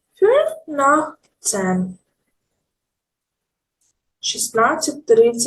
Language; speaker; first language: German; non-native, learner; Ukrainian